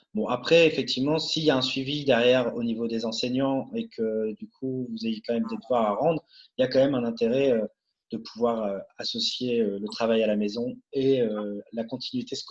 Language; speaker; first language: French; native; French